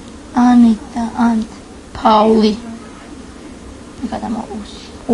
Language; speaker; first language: Finnish; non-native, learner; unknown